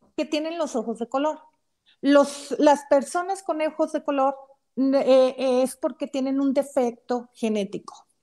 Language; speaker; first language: Spanish; native; Spanish